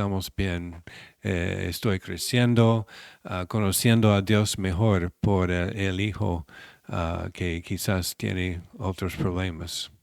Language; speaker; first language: Spanish; non-native, fluent; English